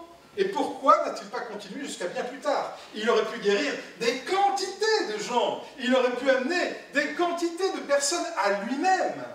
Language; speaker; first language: French; native; French